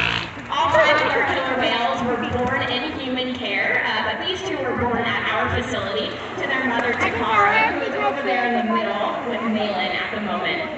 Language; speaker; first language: English; native; English